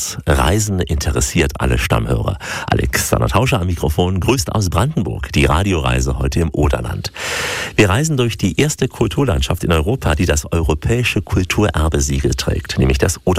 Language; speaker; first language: German; native; German